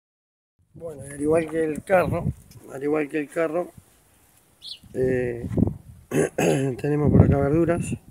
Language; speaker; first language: Spanish; native; Spanish